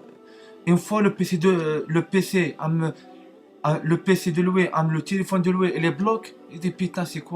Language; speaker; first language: French; non-native, learner; Arabic